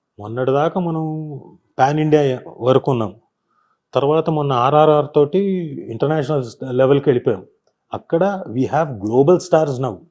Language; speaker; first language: Telugu; native; Telugu